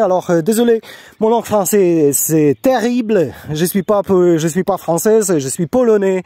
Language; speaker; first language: French; non-native, learner; Polish